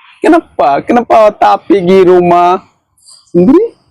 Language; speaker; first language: Indonesian; non-native, learner; Bangla